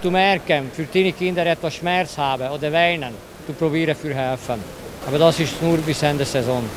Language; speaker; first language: German; non-native, learner; Hungarian